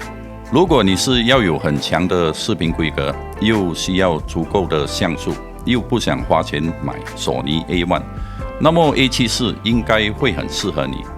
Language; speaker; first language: Chinese; native; Chinese